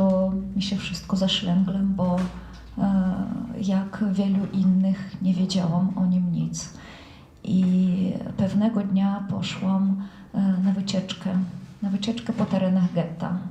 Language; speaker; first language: Polish; non-native, fluent; Russian